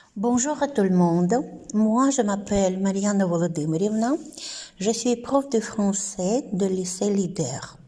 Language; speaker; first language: French; non-native, fluent; Ukrainian